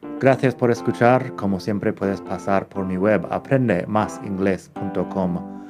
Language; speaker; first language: Spanish; non-native, fluent; English